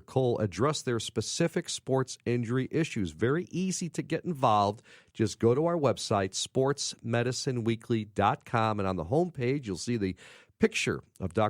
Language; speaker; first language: English; native; English